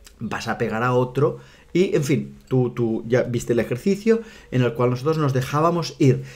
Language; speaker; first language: Spanish; non-native, local second language; Catalan